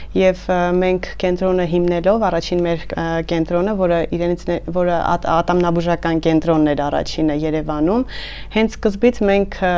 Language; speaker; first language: Armenian; native; Armenian